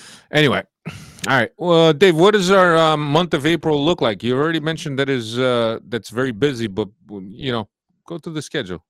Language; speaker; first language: English; native; English